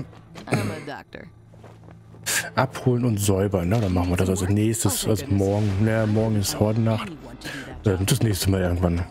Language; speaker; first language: German; native; German